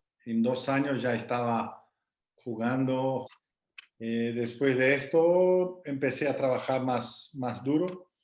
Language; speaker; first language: Spanish; non-native, fluent; Portuguese